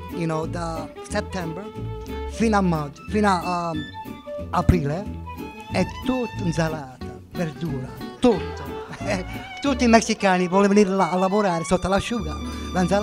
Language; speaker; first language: Italian; early bilingual, heritage; English